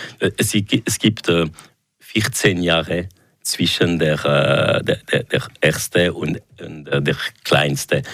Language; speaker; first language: German; non-native, local second language; French